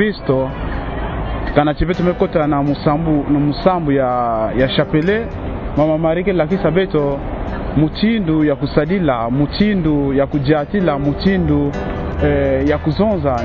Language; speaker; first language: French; non-native, local second language; Kongo